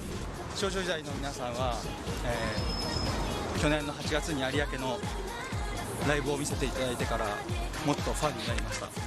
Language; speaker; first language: Japanese; native; Japanese